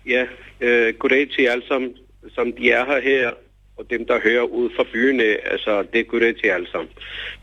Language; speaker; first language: Danish; non-native, learner; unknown